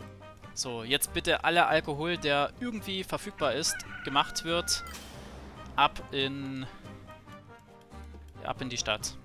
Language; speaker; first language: German; native; German